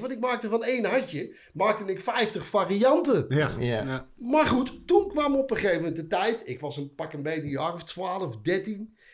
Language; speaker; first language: Dutch; native; Dutch